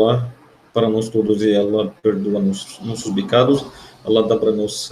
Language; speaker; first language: Portuguese; non-native, fluent; Arabic